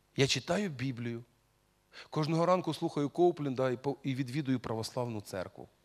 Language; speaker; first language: Ukrainian; non-native, local second language; Russian